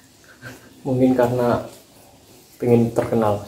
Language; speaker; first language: Indonesian; non-native, local second language; Javanese